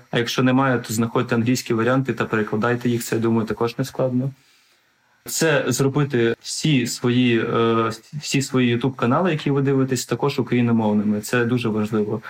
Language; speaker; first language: Ukrainian; non-native, local second language; Russian